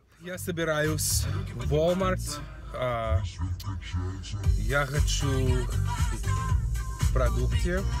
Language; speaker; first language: Russian; non-native, learner; English